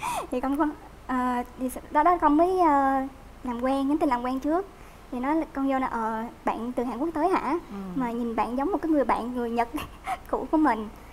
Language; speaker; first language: Vietnamese; native; Vietnamese